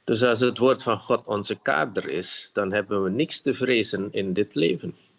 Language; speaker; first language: Dutch; non-native, fluent; Indonesian